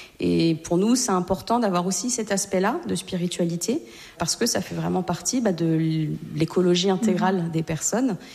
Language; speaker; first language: French; native; French